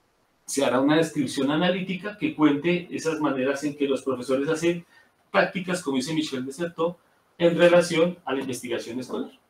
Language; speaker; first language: Spanish; native; Spanish